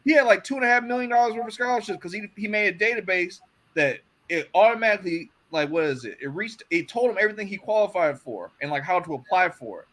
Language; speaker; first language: English; native; English